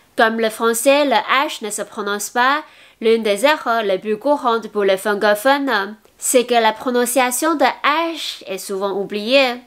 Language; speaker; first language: French; non-native, fluent; Chinese